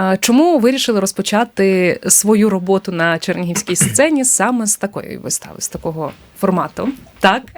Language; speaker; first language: Ukrainian; native; Ukrainian